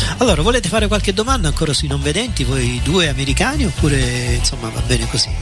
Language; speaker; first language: Italian; native; Italian